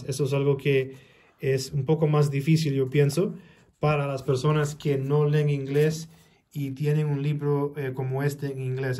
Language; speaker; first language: Spanish; early bilingual, heritage; Spanish